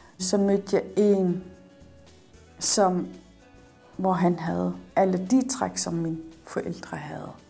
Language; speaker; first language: Danish; non-native, local second language; Kalaallisut